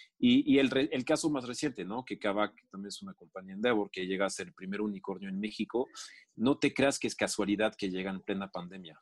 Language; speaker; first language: Spanish; non-native, fluent; French